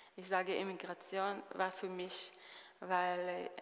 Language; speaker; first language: German; non-native, fluent; Hebrew